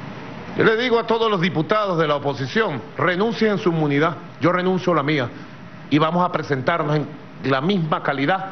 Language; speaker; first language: Spanish; native; Spanish